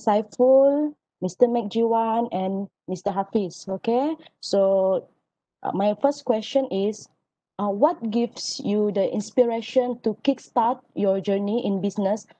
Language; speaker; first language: English; non-native, local second language; Malay